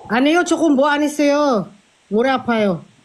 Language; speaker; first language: Korean; non-native, learner; Filipino